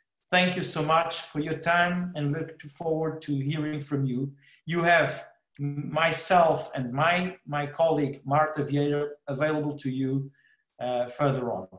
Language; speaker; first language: English; non-native, fluent; Portuguese